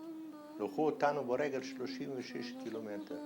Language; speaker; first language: Hebrew; non-native, fluent; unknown